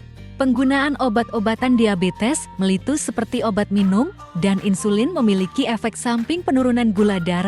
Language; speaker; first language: Indonesian; native; Indonesian